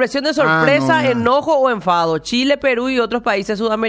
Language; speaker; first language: Spanish; native; Spanish